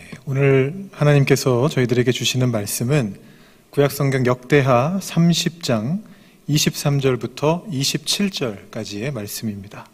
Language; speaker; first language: Korean; native; Korean